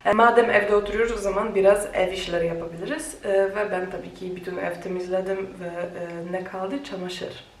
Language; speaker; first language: Turkish; non-native, fluent; Polish